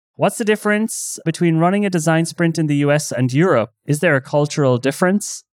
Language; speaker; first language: English; native; English